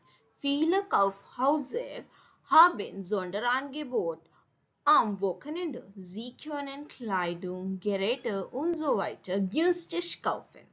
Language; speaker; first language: German; non-native, fluent; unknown